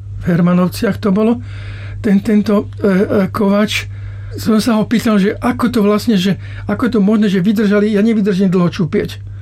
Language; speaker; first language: Slovak; native; Slovak